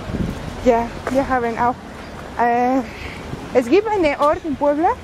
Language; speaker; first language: German; non-native, learner; Spanish